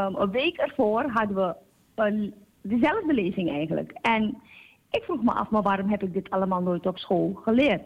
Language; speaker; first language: Dutch; native; Dutch